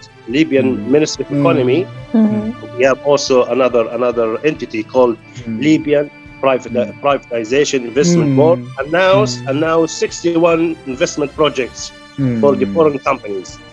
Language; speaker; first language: English; non-native, fluent; Arabic